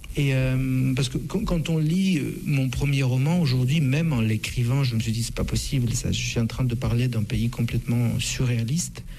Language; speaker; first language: French; non-native, fluent; Russian